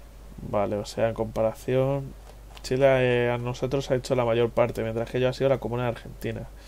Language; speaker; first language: Spanish; native; Spanish